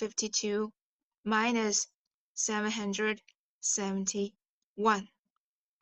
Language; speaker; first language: English; non-native, fluent; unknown